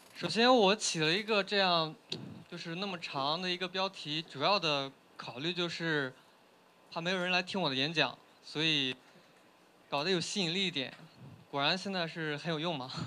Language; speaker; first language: Chinese; native; Chinese